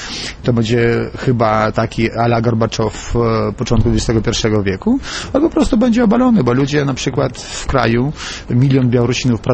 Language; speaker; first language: Polish; non-native, fluent; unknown